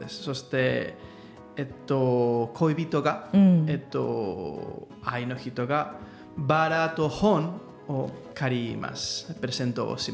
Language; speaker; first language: Japanese; non-native, learner; Catalan